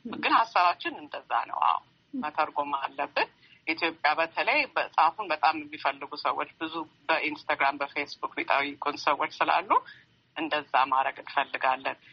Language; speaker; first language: Amharic; native; Amharic